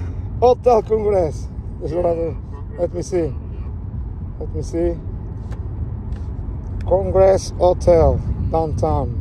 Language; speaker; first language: English; non-native, learner; Portuguese